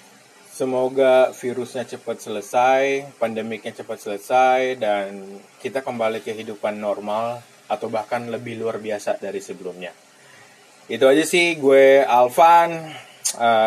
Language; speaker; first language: Indonesian; native; Indonesian